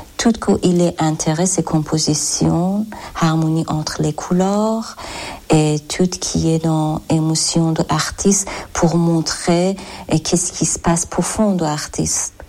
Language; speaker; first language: French; non-native, learner; Persian